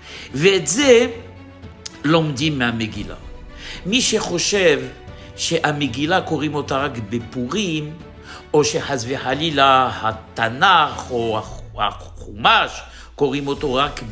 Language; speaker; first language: Hebrew; non-native, fluent; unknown